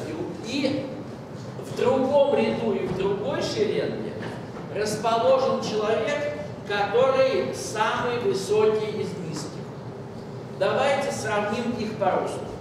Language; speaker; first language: Russian; native; Russian